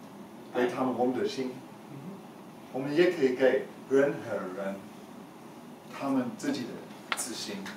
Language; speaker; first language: Chinese; non-native, learner; English